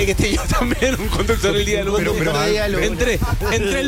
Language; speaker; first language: Spanish; native; Spanish